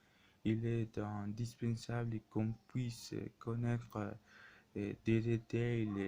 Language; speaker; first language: French; non-native, learner; Spanish